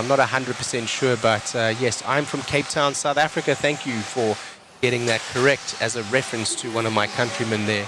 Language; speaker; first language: English; native; English